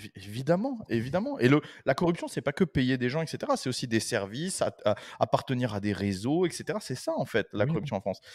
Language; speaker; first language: French; native; French